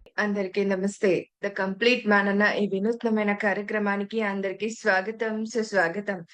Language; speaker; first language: Telugu; native; Telugu